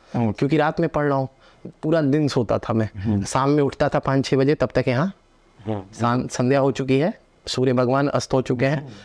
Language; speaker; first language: Hindi; non-native, local second language; Bhojpuri